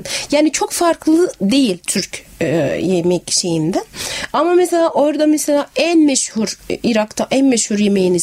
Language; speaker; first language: Turkish; non-native, fluent; Arabic